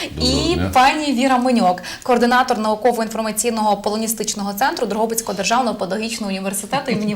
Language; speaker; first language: Ukrainian; native; Ukrainian